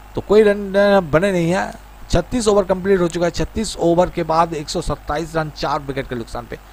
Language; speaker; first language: Hindi; non-native, local second language; Bangla